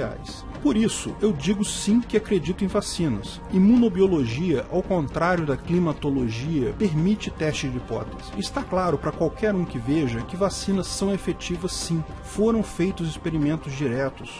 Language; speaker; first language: Portuguese; native; Portuguese